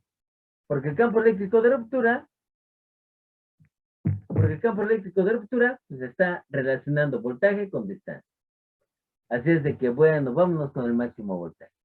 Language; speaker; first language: Spanish; native; Spanish